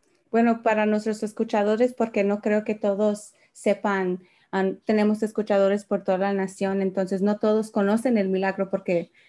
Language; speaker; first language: Spanish; early bilingual, heritage; Spanish